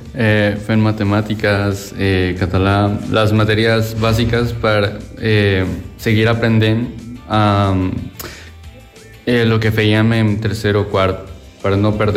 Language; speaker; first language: Catalan; non-native, learner; Spanish